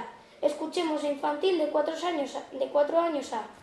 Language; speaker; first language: Spanish; native; Spanish